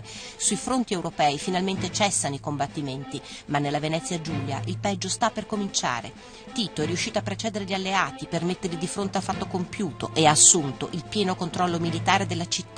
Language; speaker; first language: Italian; native; Italian